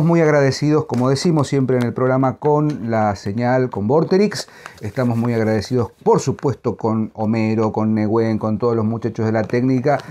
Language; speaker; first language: Spanish; native; Spanish